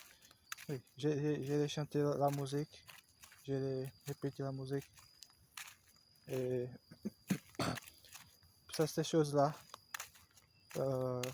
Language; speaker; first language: French; non-native, learner; Portuguese